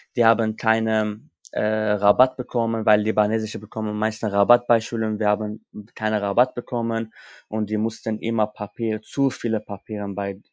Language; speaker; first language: German; non-native, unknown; Armenian